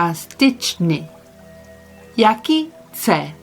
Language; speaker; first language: Ukrainian; non-native, learner; English